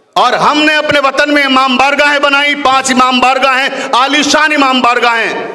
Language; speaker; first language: Hindi; native; Hindi